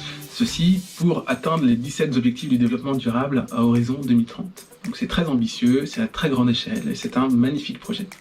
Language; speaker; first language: French; native; French